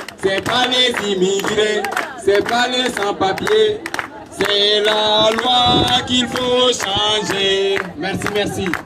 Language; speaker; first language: French; non-native, local second language; Wolof